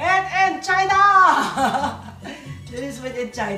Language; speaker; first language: English; non-native, fluent; Filipino